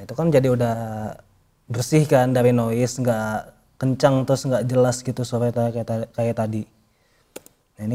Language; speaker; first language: Indonesian; native; Indonesian